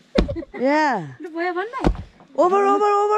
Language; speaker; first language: English; non-native, learner; Nepali